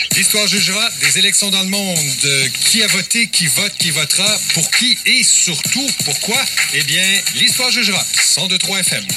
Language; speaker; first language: French; native; French